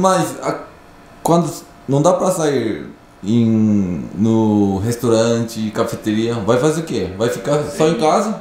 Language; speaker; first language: Portuguese; non-native, learner; Korean